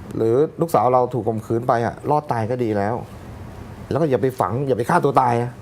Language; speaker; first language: Thai; native; Thai